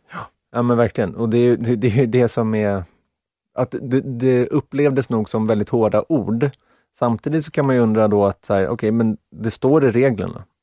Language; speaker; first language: Swedish; native; Swedish